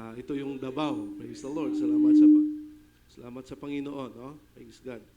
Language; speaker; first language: Filipino; non-native, local second language; Hiligaynon